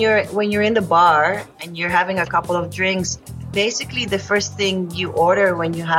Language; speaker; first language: English; non-native, local second language; Filipino